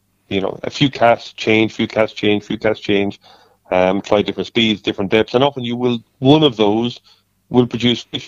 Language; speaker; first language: English; native; English